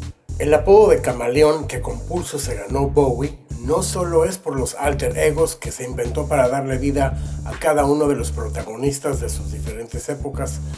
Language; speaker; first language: Spanish; native; Spanish